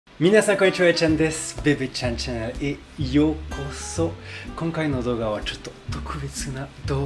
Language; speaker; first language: Japanese; non-native, learner; French